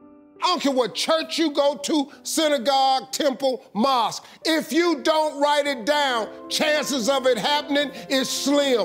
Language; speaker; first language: English; native; English